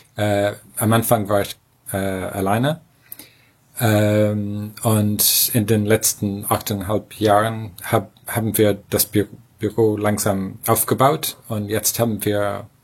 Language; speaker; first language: German; non-native, fluent; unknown